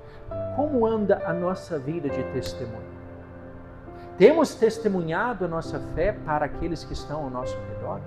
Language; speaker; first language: Portuguese; native; Portuguese